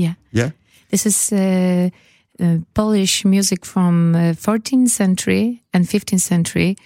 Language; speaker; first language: English; non-native, learner; Polish